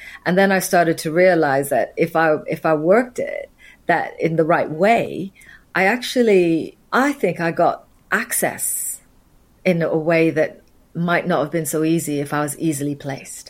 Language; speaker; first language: English; native; English